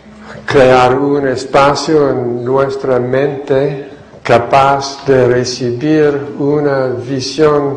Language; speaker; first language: Spanish; non-native, fluent; English